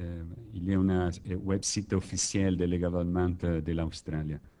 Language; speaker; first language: French; non-native, learner; Italian